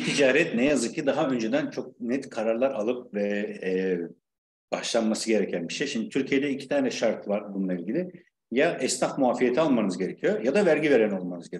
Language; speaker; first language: Turkish; native; Turkish